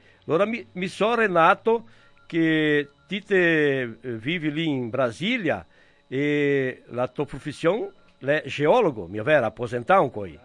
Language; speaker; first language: Italian; early bilingual, heritage; Italian